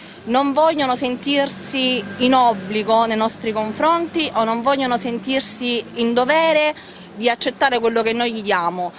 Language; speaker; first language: Italian; native; Italian